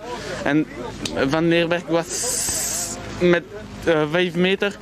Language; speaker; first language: Dutch; non-native, learner; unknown